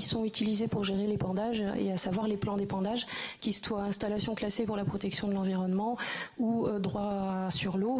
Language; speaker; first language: French; native; French